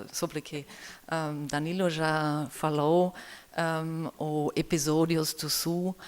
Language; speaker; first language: Portuguese; non-native, learner; German